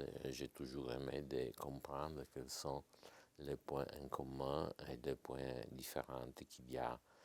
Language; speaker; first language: French; non-native, fluent; Italian